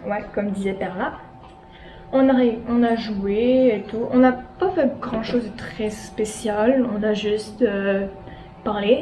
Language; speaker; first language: French; native; French